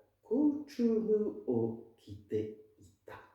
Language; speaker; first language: Japanese; non-native, fluent; French